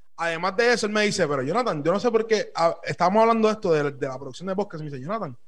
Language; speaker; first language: Spanish; native; Spanish